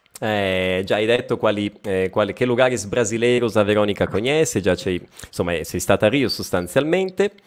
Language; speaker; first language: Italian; native; Italian